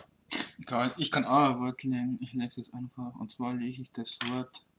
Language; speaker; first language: German; native; German